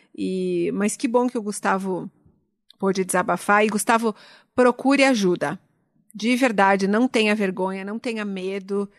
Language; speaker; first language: Portuguese; native; Portuguese